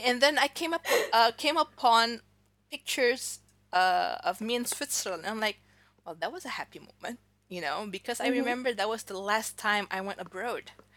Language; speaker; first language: English; early bilingual, other home language; Indonesian